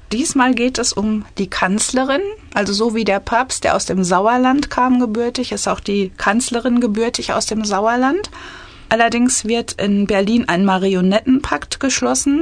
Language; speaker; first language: German; native; German